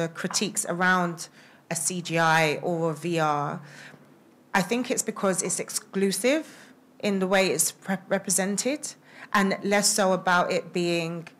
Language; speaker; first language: English; native; English